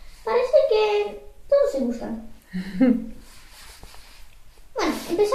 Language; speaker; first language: Spanish; early bilingual, heritage; Spanish